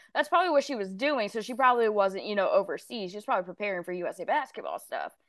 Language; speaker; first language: English; native; English